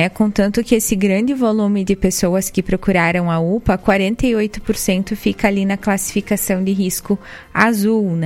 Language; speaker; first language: Portuguese; native; Portuguese